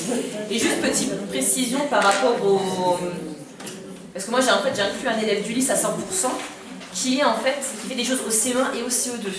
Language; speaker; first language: French; native; French